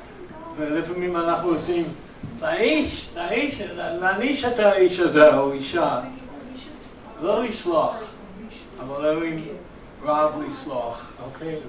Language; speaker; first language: Hebrew; non-native, fluent; English